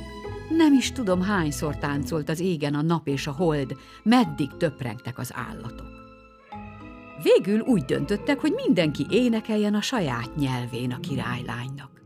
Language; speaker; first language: Hungarian; native; Hungarian